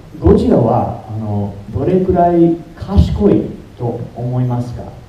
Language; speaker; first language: Japanese; non-native, fluent; English